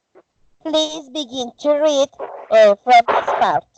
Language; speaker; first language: English; non-native, fluent; Spanish